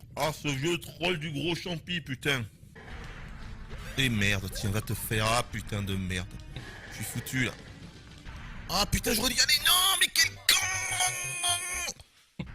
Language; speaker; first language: French; native; French